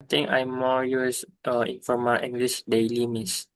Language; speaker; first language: English; non-native, learner; Indonesian